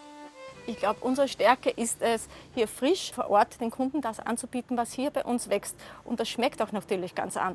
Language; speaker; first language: German; native; German